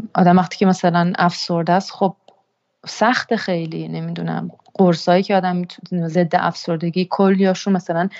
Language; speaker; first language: Persian; early bilingual, heritage; Persian